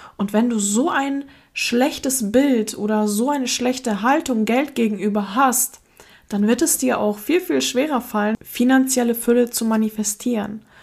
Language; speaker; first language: German; early bilingual, other home language; Russian